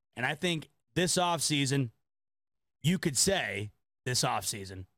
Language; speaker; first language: English; native; English